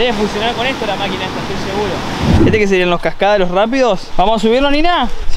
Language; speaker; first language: Spanish; native; Spanish